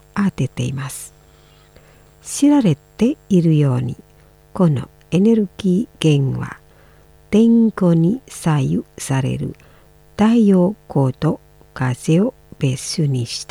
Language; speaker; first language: Japanese; non-native, fluent; Indonesian